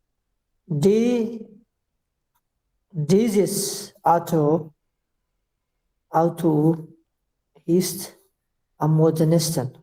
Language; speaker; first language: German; non-native, learner; Urdu